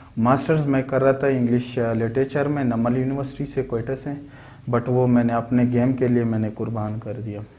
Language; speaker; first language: Urdu; non-native, local second language; Pashto